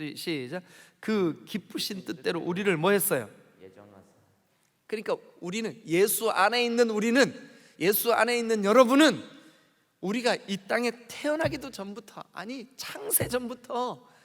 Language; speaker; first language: Korean; native; Korean